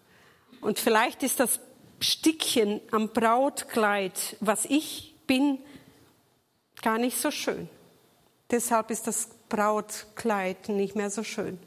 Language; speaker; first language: German; non-native, fluent; Portuguese